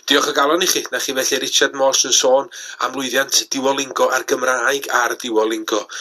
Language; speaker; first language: Welsh; native; Welsh